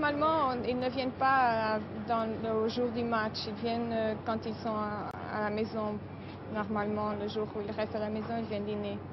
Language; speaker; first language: French; non-native, learner; Portuguese